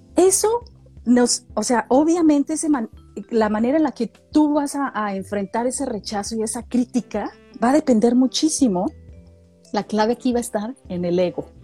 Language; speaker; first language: Spanish; native; Spanish